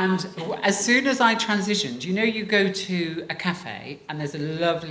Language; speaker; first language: English; native; English